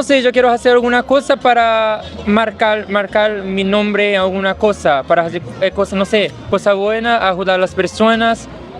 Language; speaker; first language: Spanish; non-native, fluent; Portuguese